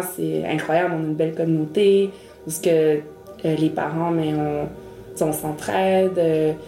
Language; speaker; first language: French; early bilingual, other home language; Spanish